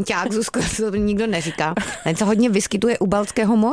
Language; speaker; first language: Czech; native; Czech